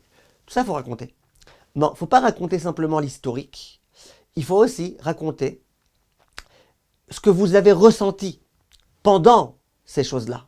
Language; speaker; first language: French; native; French